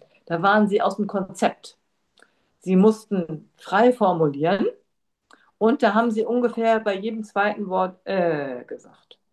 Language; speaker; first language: German; native; German